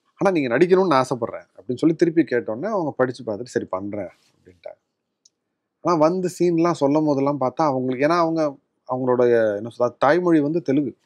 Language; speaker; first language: Tamil; native; Tamil